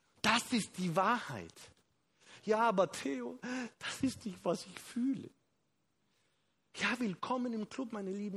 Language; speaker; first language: German; non-native, fluent; Spanish